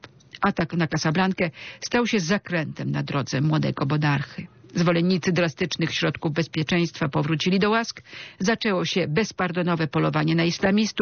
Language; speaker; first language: Polish; native; Polish